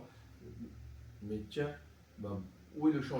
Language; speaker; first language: French; native; French